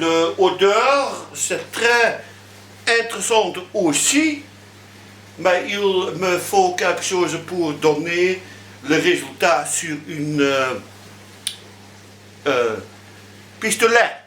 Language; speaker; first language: French; non-native, learner; Dutch